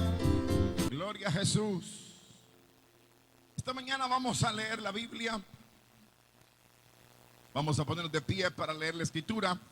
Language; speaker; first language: Spanish; native; Spanish